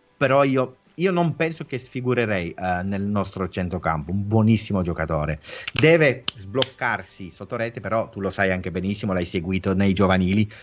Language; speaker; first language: Italian; early bilingual, heritage; English